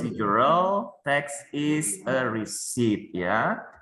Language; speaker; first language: English; non-native, learner; Indonesian